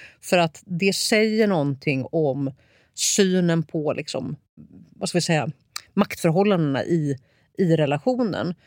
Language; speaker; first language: Swedish; native; Swedish